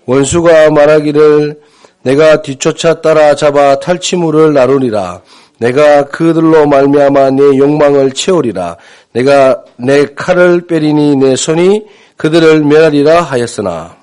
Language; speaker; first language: Korean; native; Korean